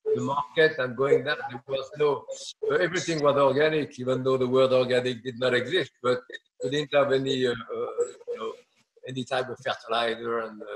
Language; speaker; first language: English; non-native, fluent; French